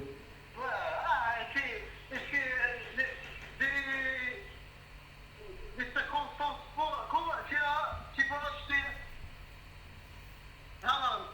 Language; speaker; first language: French; non-native, learner; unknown